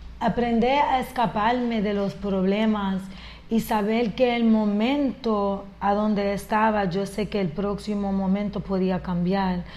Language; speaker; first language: Spanish; early bilingual, heritage; Spanish